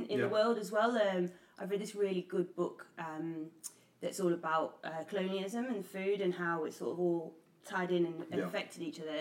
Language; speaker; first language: English; native; English